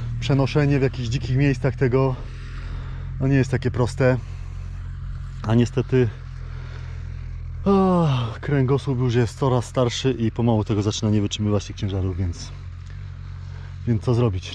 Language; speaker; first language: Polish; native; Polish